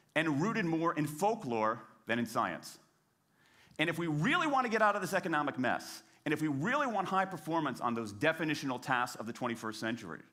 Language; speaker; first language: English; native; English